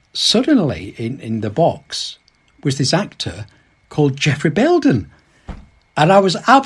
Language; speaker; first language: English; native; English